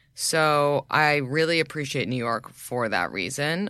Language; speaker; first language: English; native; English